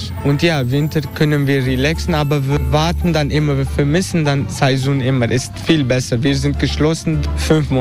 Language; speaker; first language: German; non-native, learner; Turkish